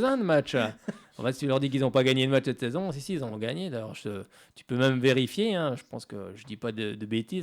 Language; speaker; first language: French; native; French